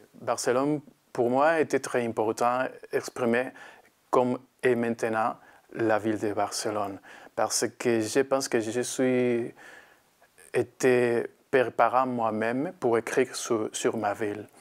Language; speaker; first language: French; non-native, learner; Spanish